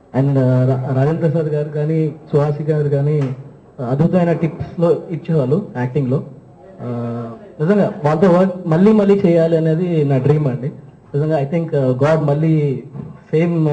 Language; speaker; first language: Telugu; native; Telugu